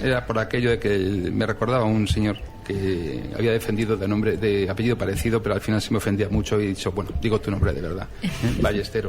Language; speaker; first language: Spanish; native; Spanish